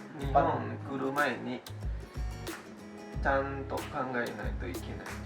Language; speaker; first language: Japanese; non-native, fluent; Indonesian